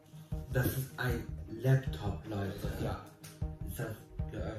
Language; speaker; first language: German; early bilingual, other home language; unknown